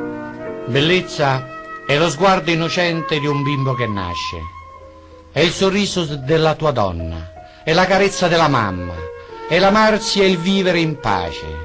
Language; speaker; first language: Italian; native; Italian